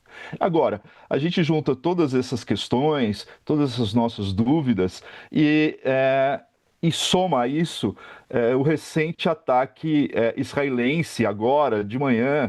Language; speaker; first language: Portuguese; native; Portuguese